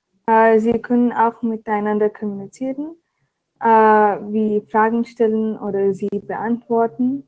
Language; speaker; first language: German; non-native, learner; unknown